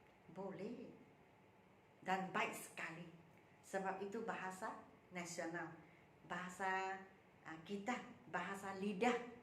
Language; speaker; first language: Malay; non-native, local second language; Min Nan Chinese